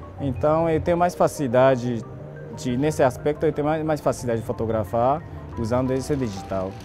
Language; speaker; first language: Portuguese; non-native, fluent; Japanese